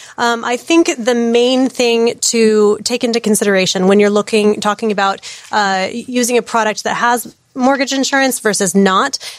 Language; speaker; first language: English; native; English